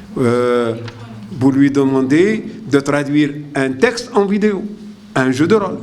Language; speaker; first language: French; non-native, local second language; Arabic